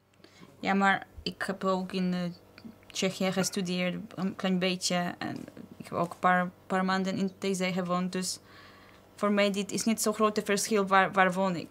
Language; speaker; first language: Dutch; non-native, learner; Polish